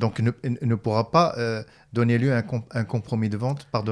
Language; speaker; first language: French; non-native, local second language; Arabic